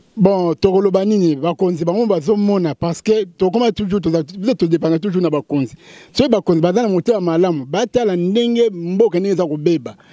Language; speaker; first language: Lingala; native; Lingala